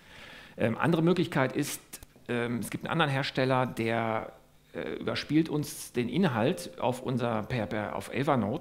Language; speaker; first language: German; native; German